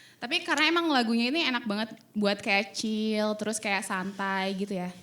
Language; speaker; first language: Indonesian; native; Indonesian